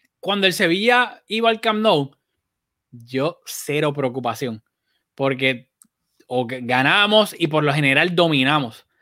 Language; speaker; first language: Spanish; native; Spanish